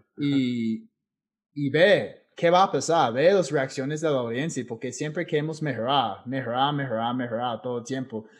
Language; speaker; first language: Spanish; non-native, fluent; English